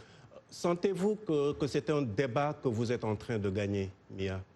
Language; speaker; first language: French; native; French